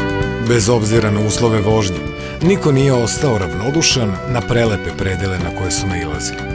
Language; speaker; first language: Bosnian; native; Bosnian